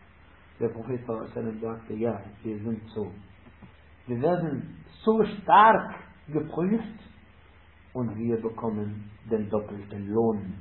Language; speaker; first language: German; non-native, fluent; Arabic